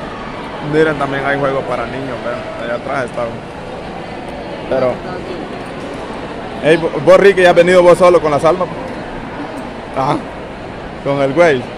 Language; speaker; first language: Spanish; native; Spanish